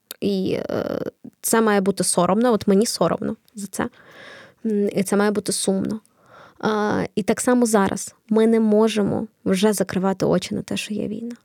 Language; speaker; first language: Ukrainian; non-native, local second language; Russian